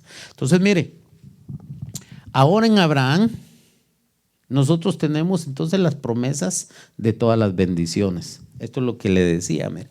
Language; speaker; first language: Spanish; native; Spanish